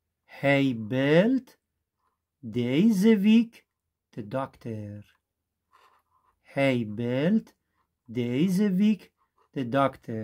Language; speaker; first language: Dutch; non-native, fluent; Persian